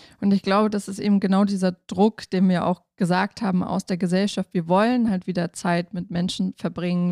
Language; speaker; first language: German; native; German